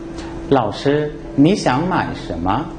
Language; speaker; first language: Chinese; non-native, fluent; English